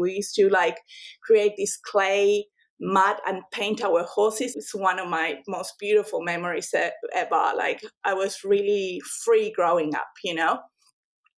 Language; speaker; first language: English; non-native, fluent; Spanish